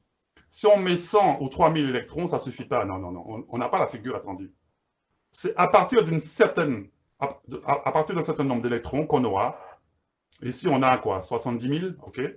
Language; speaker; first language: French; native; French